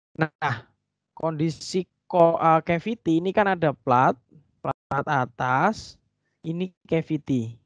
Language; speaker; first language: Indonesian; native; Indonesian